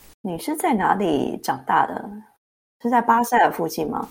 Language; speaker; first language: Chinese; native; Chinese